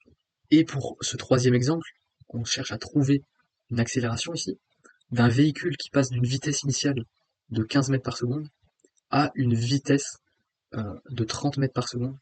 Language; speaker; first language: French; native; French